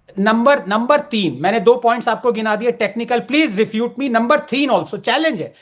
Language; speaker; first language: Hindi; non-native, local second language; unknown